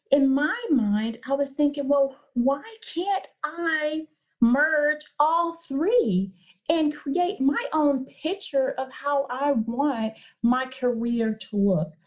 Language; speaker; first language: English; native; English